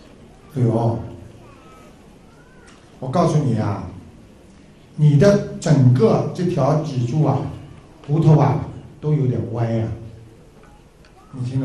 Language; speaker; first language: Chinese; native; Chinese